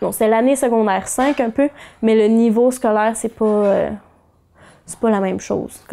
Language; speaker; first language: French; native; French